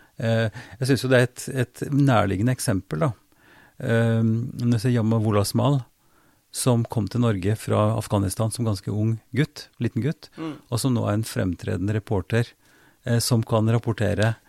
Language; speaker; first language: Norwegian; native; Norwegian